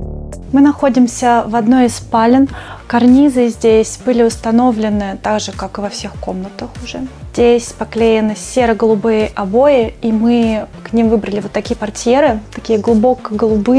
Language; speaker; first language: Russian; native; Russian